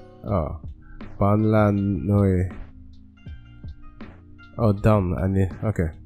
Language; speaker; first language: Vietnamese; non-native, learner; English